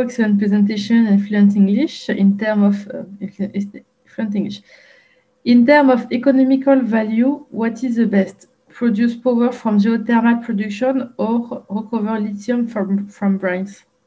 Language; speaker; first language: English; non-native, fluent; French